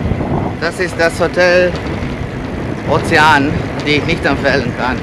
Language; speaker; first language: German; non-native, fluent; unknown